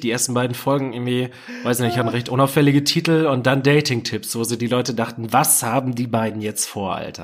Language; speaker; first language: German; native; German